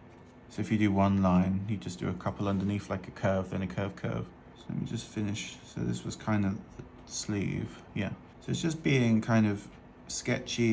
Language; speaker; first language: English; native; English